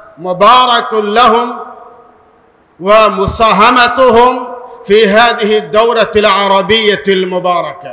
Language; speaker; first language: Arabic; non-native, fluent; Urdu